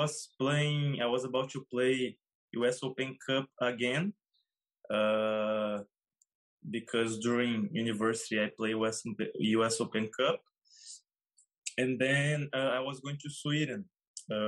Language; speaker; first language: English; non-native, fluent; Portuguese